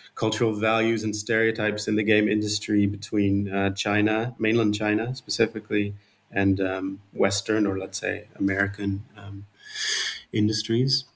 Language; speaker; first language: English; non-native, fluent; Dutch